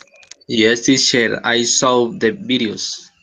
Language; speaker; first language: English; non-native, learner; Spanish